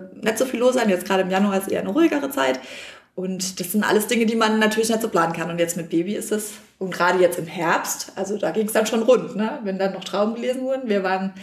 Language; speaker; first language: German; native; German